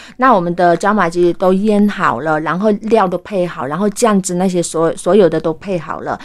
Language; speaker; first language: Chinese; early bilingual, heritage; Chinese